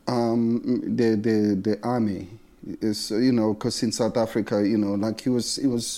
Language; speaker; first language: English; non-native, local second language; Zulu